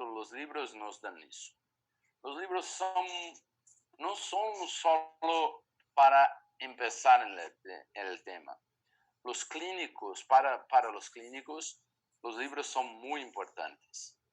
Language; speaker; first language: Spanish; non-native, fluent; Portuguese